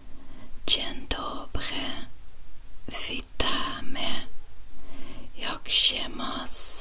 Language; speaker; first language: Polish; non-native, learner; Dutch